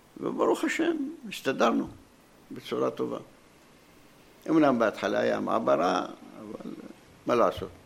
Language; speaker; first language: Hebrew; non-native, fluent; Arabic